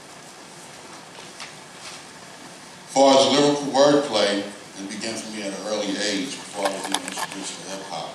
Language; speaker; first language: English; native; English